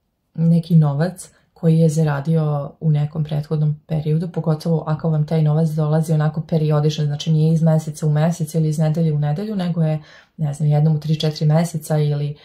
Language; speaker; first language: Serbian; native; Serbian